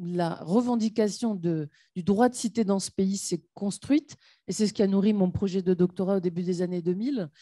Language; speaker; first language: French; native; French